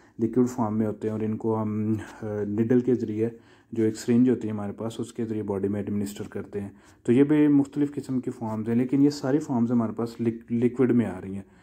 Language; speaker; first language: Urdu; non-native, local second language; Punjabi